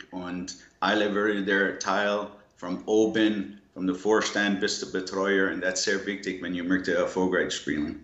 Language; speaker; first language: German; non-native, learner; English